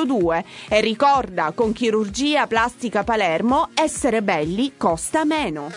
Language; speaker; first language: Italian; native; Italian